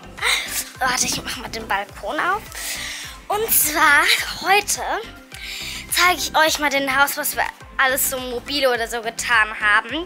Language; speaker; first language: German; early bilingual, other home language; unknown